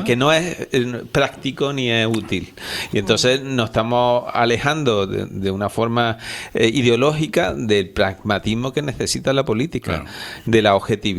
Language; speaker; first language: Spanish; native; Spanish